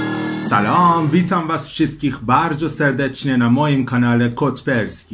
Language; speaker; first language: Polish; non-native, fluent; Persian